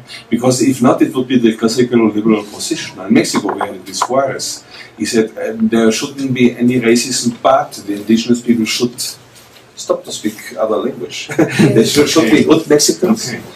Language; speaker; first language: English; non-native, fluent; German